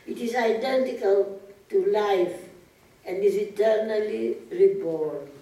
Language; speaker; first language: English; non-native, fluent; Greek